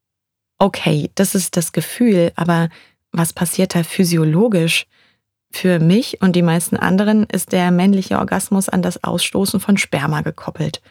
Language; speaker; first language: German; native; German